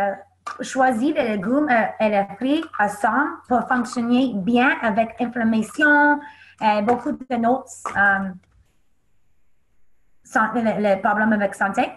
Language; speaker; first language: French; non-native, learner; English